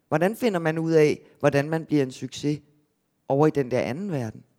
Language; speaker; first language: Danish; native; Danish